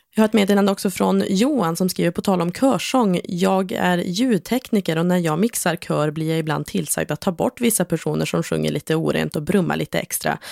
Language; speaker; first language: Swedish; native; Swedish